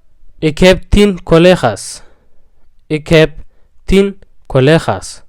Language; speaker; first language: Dutch; non-native, fluent; Tigrinya